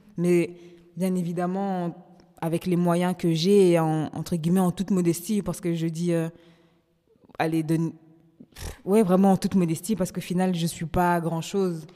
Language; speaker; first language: French; native; French